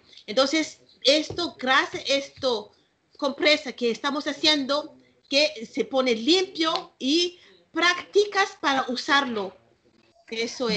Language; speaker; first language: Spanish; non-native, learner; Malagasy